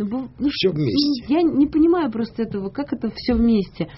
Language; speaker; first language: Russian; native; Russian